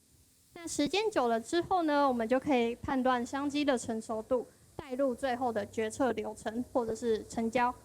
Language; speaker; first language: Chinese; native; Chinese